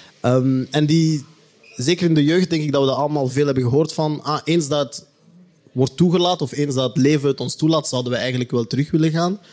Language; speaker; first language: Dutch; native; Dutch